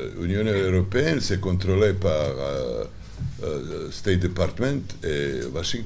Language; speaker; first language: French; non-native, learner; Serbian